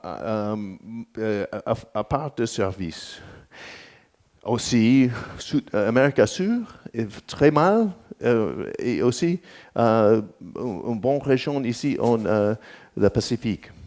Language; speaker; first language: French; non-native, learner; English